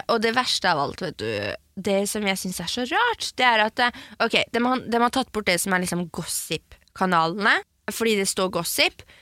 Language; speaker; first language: Norwegian; early bilingual, other home language; French